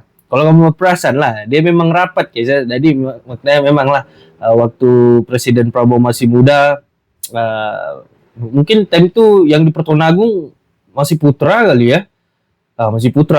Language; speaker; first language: Malay; native; Malay